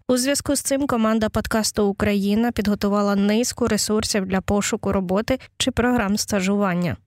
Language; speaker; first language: Ukrainian; native; Ukrainian